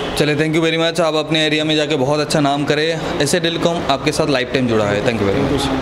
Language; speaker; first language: Hindi; native; Hindi